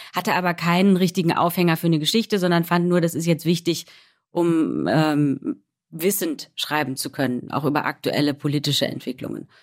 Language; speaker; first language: German; native; German